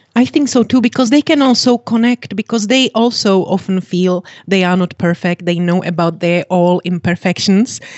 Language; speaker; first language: English; non-native, fluent; Czech